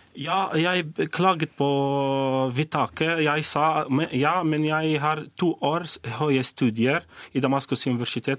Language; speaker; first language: Norwegian; non-native, learner; Arabic